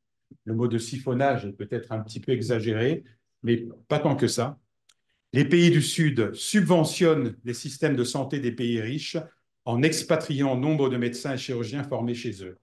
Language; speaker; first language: French; native; French